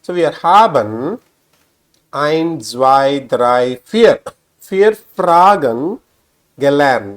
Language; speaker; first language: German; non-native, learner; Tamil